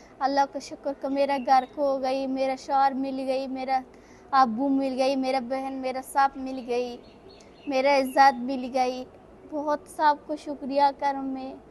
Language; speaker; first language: Urdu; non-native, learner; Persian